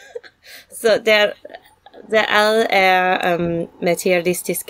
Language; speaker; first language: Danish; non-native, fluent; English